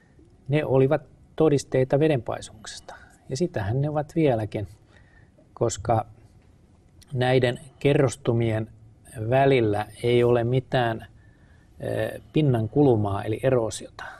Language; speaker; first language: Finnish; native; Finnish